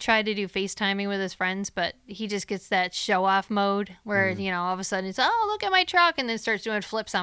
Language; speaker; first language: English; native; English